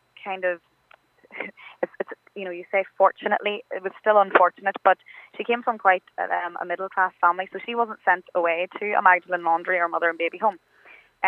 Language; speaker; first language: English; native; English